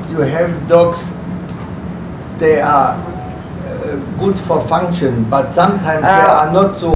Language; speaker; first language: English; non-native, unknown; German